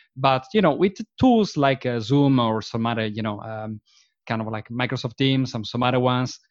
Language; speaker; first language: English; non-native, fluent; Italian